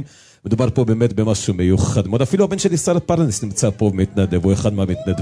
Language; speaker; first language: Hebrew; native; Hebrew